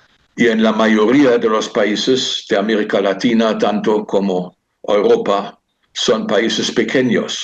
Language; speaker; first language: Spanish; non-native, fluent; German